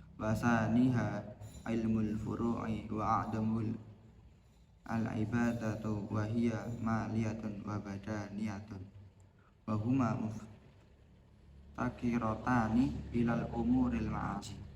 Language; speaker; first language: Arabic; non-native, learner; Indonesian